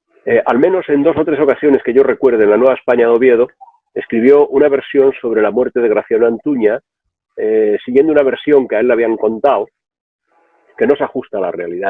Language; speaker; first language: Spanish; native; Spanish